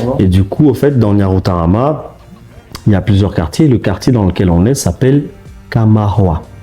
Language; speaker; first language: French; early bilingual, heritage; French